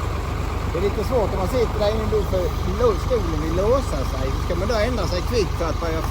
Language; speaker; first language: Swedish; native; Swedish